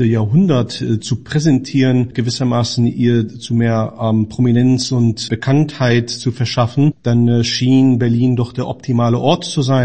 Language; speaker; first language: German; native; German